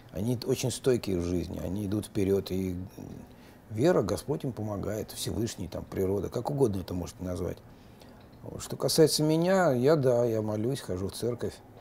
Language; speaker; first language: Russian; native; Russian